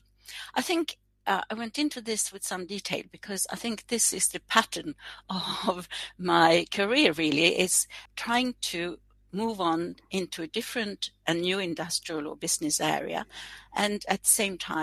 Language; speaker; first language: English; non-native, fluent; Swedish